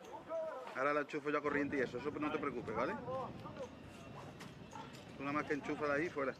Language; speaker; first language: Spanish; native; Spanish